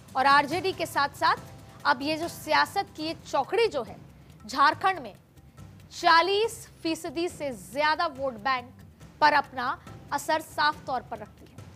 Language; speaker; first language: Hindi; native; Hindi